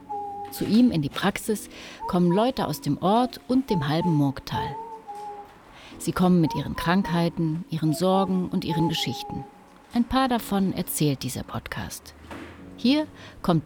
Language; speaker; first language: German; native; German